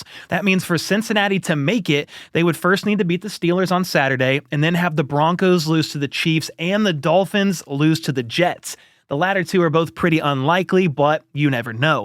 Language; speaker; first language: English; native; English